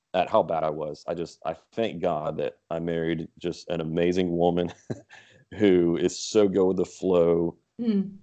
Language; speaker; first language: English; native; English